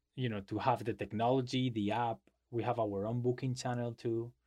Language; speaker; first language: English; non-native, fluent; Spanish